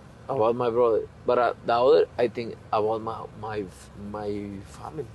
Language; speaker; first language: English; non-native, learner; Spanish